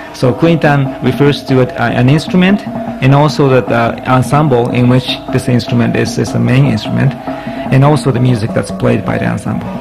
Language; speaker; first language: English; non-native, fluent; Japanese